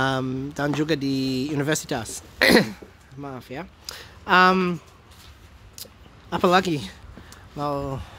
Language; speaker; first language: Indonesian; non-native, fluent; English